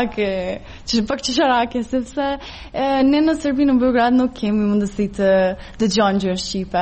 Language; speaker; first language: Albanian; non-native, fluent; Serbian